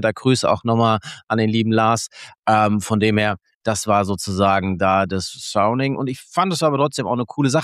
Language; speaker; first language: German; native; German